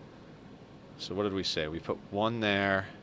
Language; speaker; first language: English; native; English